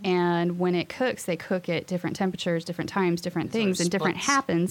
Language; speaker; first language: English; native; English